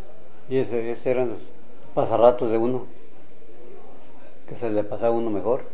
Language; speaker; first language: Spanish; native; Spanish